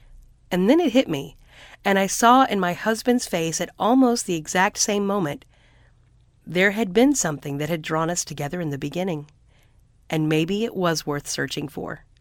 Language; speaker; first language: English; native; English